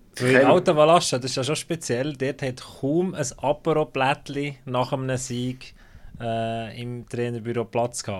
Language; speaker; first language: German; native; German